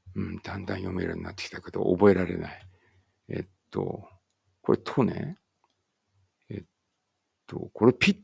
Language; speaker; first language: Japanese; native; Japanese